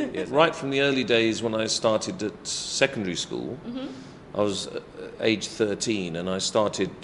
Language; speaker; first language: English; native; English